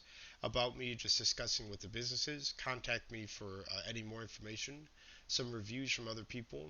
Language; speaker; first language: English; native; English